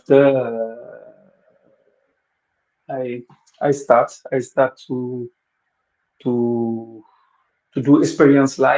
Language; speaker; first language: English; non-native, local second language; Wolof